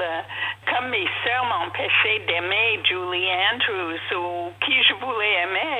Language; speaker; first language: French; non-native, fluent; English